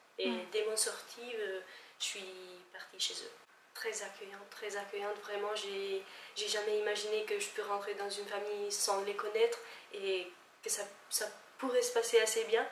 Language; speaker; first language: French; non-native, fluent; Albanian